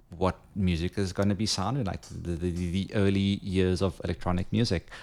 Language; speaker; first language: English; non-native, local second language; Afrikaans